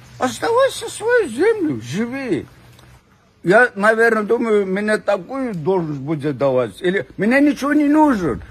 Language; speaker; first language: Russian; non-native, local second language; Armenian